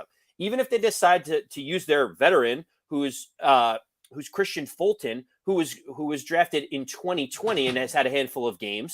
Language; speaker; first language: English; native; English